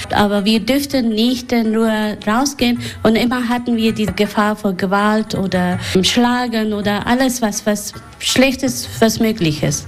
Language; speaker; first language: German; non-native, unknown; Persian